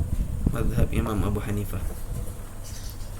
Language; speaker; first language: Arabic; non-native, fluent; Indonesian